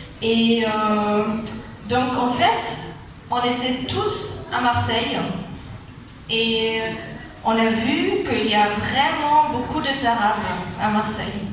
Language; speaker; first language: French; non-native, fluent; German